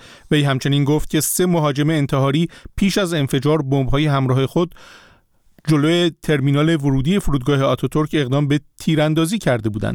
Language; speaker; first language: Persian; native; Persian